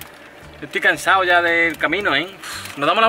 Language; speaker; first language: Spanish; native; Spanish